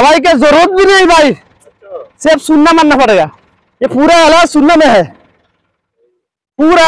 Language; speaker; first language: Hindi; non-native, learner; Bangla